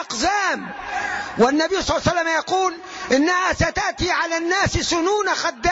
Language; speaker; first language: Arabic; native; Arabic